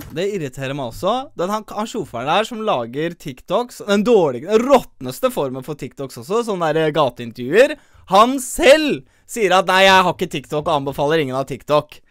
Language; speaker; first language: Norwegian; early bilingual, other home language; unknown